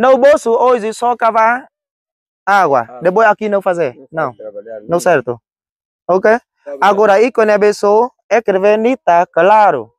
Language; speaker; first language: Portuguese; non-native, learner; Vietnamese